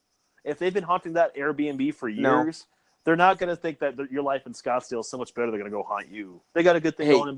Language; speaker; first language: English; native; English